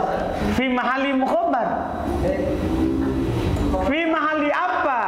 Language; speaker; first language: Arabic; non-native, fluent; Indonesian